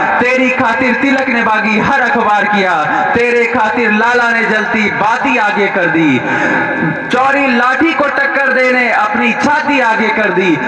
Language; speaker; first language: Hindi; native; Hindi